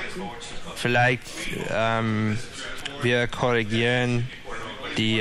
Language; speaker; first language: German; non-native, learner; English